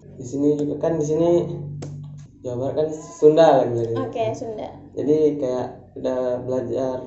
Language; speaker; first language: Indonesian; native; Indonesian